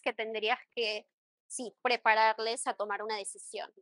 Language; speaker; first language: Spanish; early bilingual, heritage; Spanish